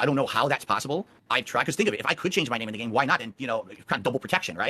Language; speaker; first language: English; native; English